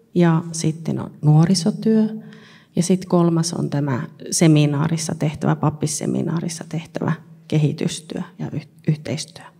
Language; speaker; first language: Finnish; native; Finnish